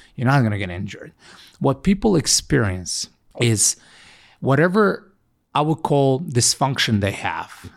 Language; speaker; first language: English; non-native, fluent; Macedonian